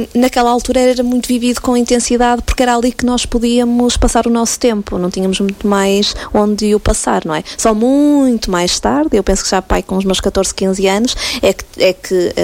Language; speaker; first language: Portuguese; native; Portuguese